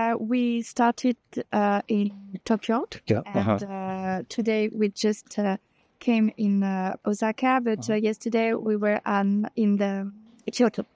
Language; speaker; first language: English; non-native, fluent; French